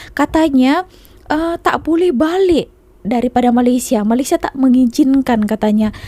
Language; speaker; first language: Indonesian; native; Indonesian